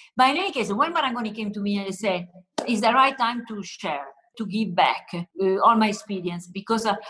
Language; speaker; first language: English; non-native, learner; Italian